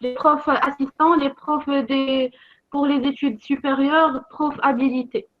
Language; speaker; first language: French; non-native, local second language; Arabic